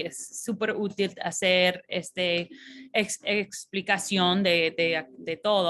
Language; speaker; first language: Spanish; non-native, fluent; English